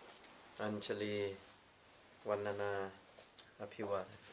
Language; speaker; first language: Russian; non-native, fluent; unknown